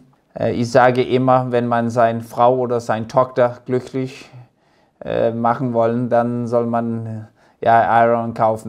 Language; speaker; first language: German; non-native, fluent; Danish